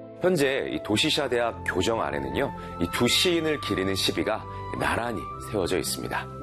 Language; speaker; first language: Korean; native; Korean